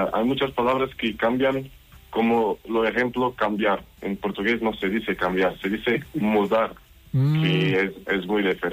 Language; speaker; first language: Spanish; non-native, learner; Portuguese